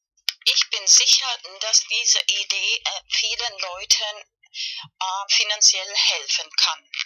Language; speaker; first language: German; non-native, fluent; Spanish